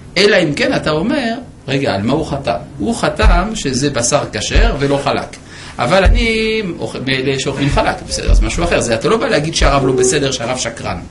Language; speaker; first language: Hebrew; non-native, fluent; French